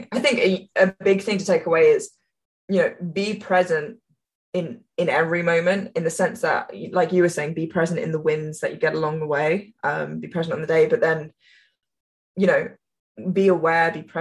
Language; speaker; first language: English; native; English